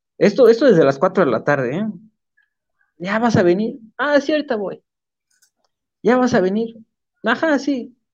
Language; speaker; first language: Spanish; native; Spanish